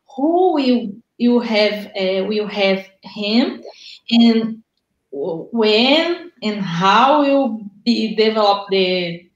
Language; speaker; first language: English; non-native, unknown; Portuguese